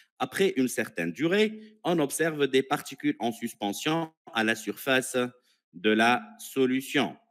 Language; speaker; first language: French; non-native, local second language; Arabic